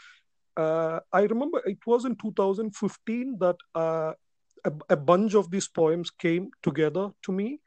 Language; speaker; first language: English; non-native, local second language; Malayalam